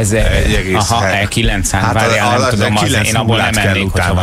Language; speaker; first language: Hungarian; native; Hungarian